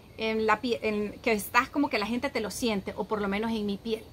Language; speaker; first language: Spanish; native; Spanish